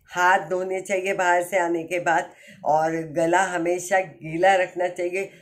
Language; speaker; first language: Hindi; non-native, local second language; Marathi